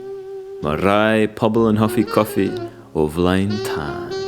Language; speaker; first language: Welsh; non-native, learner; English